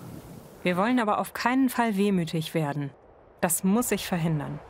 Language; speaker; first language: German; native; German